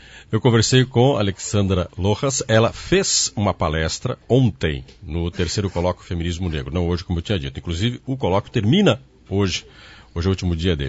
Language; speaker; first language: Portuguese; native; Portuguese